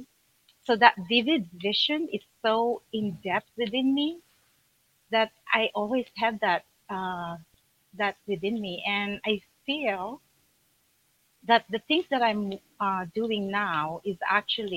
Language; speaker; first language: English; non-native, local second language; Filipino